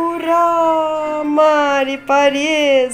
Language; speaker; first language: Russian; native; Russian